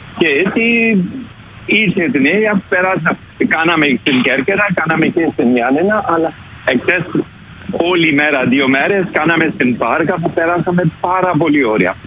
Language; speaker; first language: Greek; non-native, learner; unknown